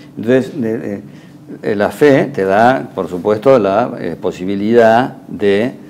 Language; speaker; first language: Spanish; native; Spanish